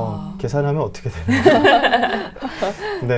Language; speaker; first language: Korean; native; Korean